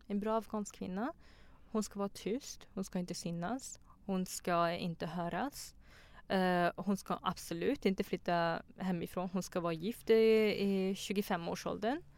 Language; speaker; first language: Swedish; early bilingual, other home language; Persian